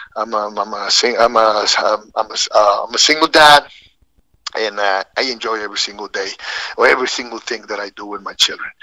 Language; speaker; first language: English; non-native, fluent; Spanish